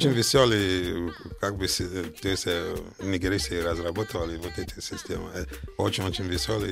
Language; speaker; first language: Russian; non-native, fluent; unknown